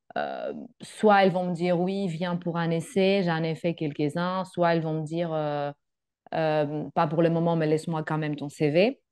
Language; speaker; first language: French; non-native, fluent; Greek